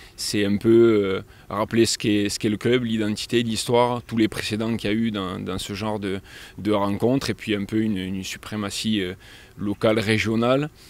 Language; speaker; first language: French; native; French